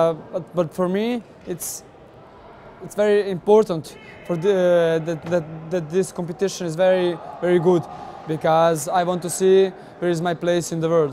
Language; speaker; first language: English; non-native, learner; Serbian